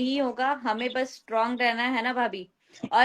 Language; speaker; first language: Hindi; native; Hindi